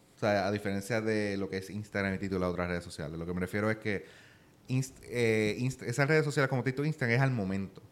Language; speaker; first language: Spanish; native; Spanish